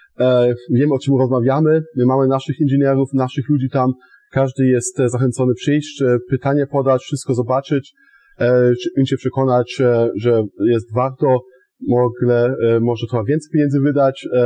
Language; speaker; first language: Polish; non-native, fluent; German